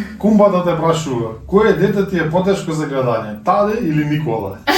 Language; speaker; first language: Macedonian; native; Macedonian